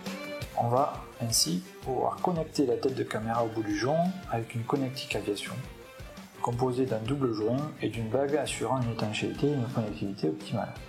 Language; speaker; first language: French; native; French